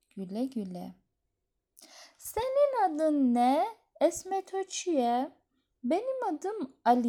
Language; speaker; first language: Turkish; non-native, fluent; Persian